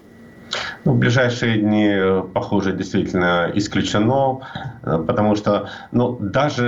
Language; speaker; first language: Russian; native; Russian